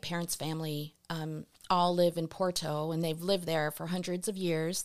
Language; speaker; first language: English; early bilingual, other home language; Portuguese